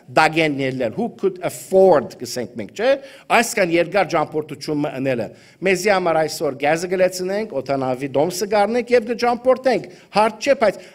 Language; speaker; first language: Armenian; early bilingual, heritage; Armenian